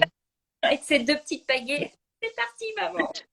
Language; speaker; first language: French; native; French